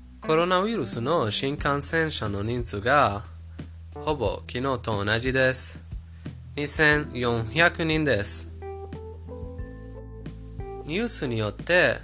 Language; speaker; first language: Japanese; non-native, learner; Persian